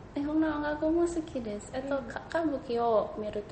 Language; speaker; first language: Japanese; non-native, learner; Indonesian